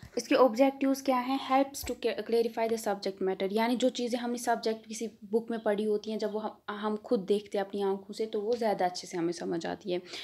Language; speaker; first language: Hindi; non-native, local second language; Kashmiri